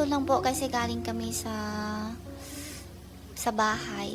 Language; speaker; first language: Filipino; non-native, learner; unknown